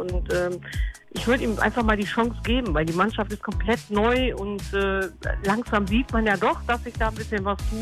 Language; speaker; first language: German; native; German